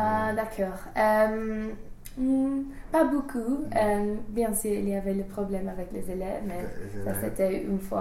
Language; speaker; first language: French; non-native, learner; English